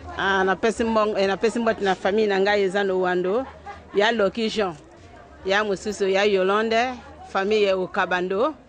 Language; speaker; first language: Lingala; native; Lingala